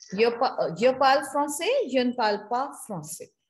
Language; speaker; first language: French; non-native, fluent; Hindi